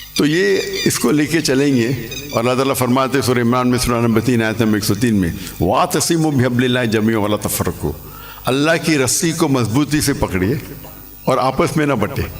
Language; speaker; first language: Urdu; non-native, local second language; English